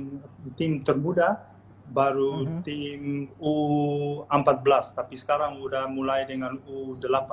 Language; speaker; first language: Indonesian; non-native, fluent; Dutch